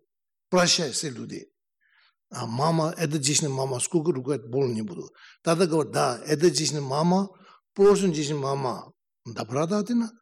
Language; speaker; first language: Russian; non-native, learner; Tibetan